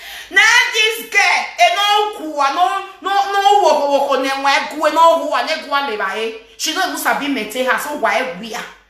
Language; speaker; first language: English; non-native, local second language; Bini